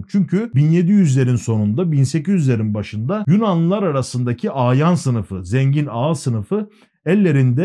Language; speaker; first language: Turkish; native; Turkish